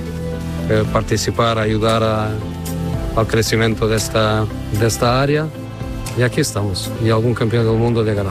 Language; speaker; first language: Spanish; non-native, fluent; Portuguese